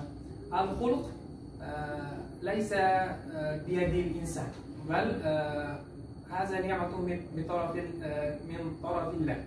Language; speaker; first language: Arabic; non-native, learner; Uzbek